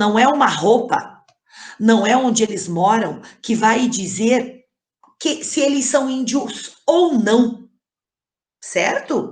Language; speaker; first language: Portuguese; native; Portuguese